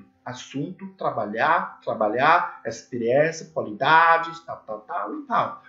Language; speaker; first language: Portuguese; non-native, learner; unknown